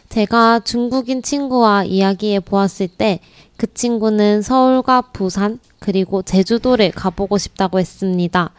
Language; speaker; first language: Korean; native; Korean